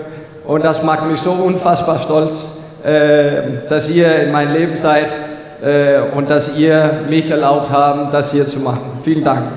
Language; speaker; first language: German; non-native, fluent; Danish